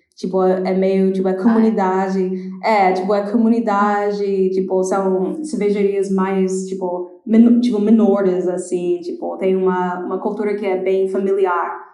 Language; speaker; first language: Portuguese; non-native, fluent; English